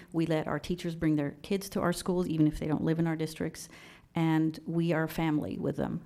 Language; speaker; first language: English; early bilingual, other home language; Persian